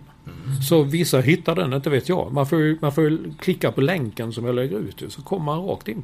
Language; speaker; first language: Swedish; native; Swedish